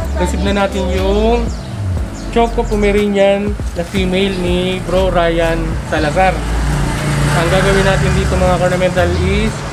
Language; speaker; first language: Filipino; non-native, local second language; Bikol